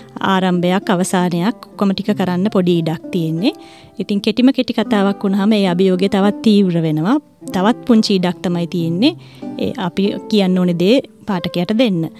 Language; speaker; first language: Sinhala; early bilingual, other home language; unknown